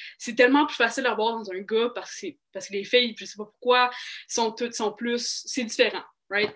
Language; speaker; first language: French; native; French